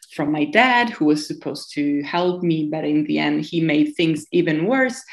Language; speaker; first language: English; non-native, fluent; Italian